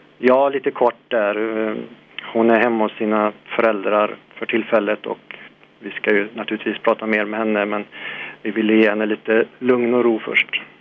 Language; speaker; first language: Swedish; native; Swedish